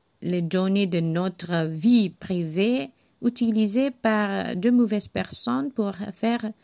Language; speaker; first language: French; non-native, learner; Javanese